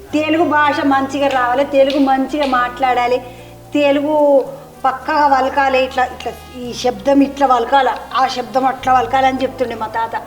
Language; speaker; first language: Telugu; native; Telugu